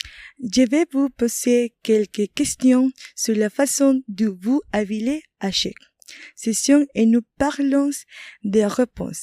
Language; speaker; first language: French; non-native, learner; Spanish